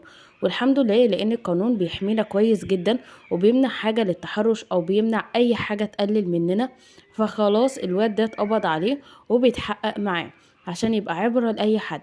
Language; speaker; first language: Arabic; native; Arabic